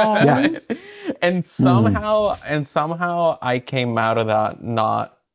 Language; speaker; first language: English; non-native, fluent; Spanish